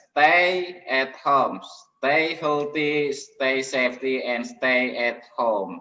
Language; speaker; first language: English; non-native, learner; Indonesian